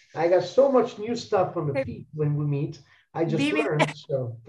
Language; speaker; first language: English; non-native, fluent; Italian